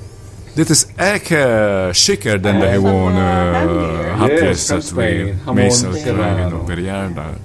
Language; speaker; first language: Dutch; non-native, learner; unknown